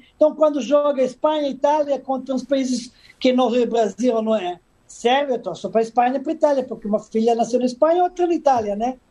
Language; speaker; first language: Portuguese; non-native, fluent; Serbian